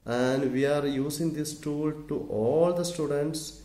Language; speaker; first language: English; non-native, local second language; Malayalam